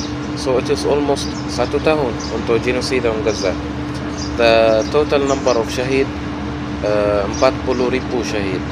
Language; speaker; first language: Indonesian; non-native, learner; Arabic